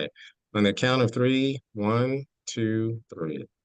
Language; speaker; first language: English; native; English